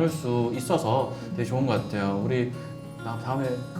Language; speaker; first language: Korean; native; Korean